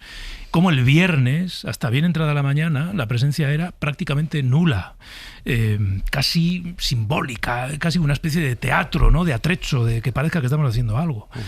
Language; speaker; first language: Spanish; native; Spanish